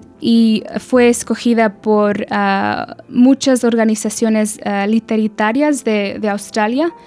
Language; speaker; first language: Spanish; early bilingual, heritage; Spanish